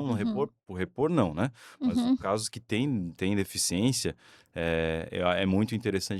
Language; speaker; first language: Portuguese; native; Portuguese